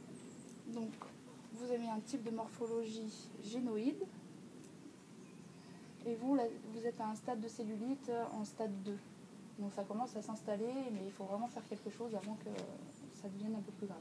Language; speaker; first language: French; native; French